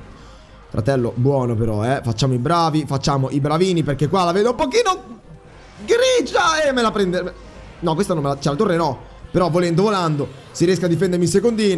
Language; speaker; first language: Italian; native; Italian